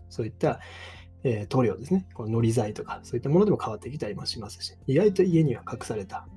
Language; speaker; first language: Japanese; native; Japanese